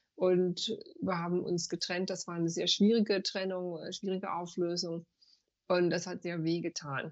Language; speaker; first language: German; non-native, fluent; English